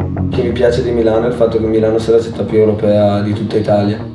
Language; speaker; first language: Italian; native; Italian